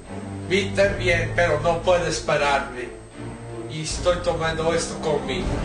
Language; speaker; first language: Spanish; non-native, learner; English